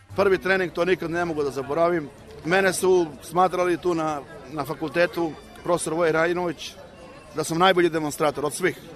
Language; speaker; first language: Serbian; native; Serbian